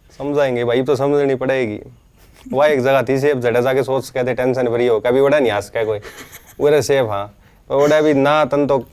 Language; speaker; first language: Hindi; native; Hindi